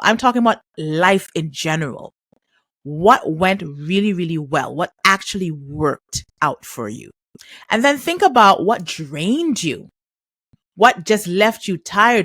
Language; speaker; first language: English; native; English